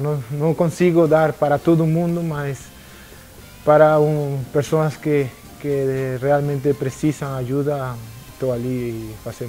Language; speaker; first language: Portuguese; non-native, learner; Spanish